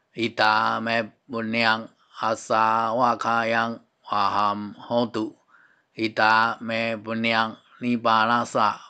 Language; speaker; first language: Chinese; native; Chinese